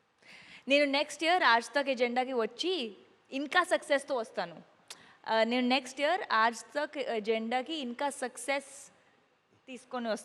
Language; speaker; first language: Telugu; non-native, learner; Punjabi